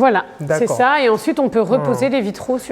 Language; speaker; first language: French; native; French